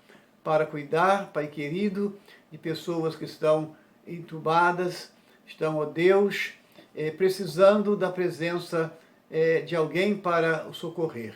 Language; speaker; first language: Portuguese; native; Portuguese